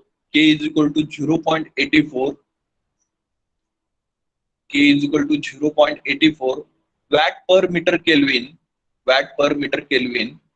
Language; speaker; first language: English; non-native, local second language; Hindi